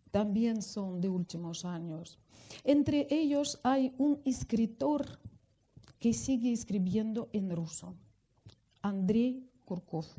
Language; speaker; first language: Spanish; non-native, fluent; Russian